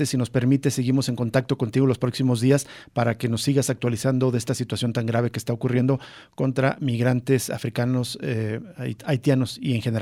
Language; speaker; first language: Spanish; native; Spanish